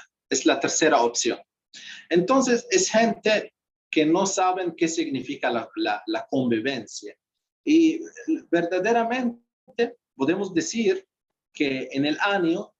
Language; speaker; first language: Spanish; non-native, fluent; Arabic